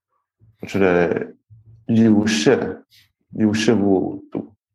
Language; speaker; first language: Chinese; non-native, learner; English